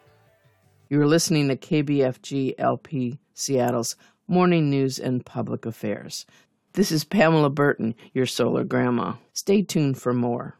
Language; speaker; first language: English; native; English